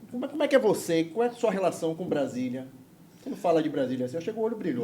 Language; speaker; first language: Portuguese; native; Portuguese